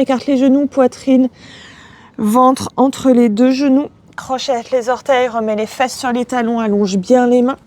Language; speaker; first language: French; native; French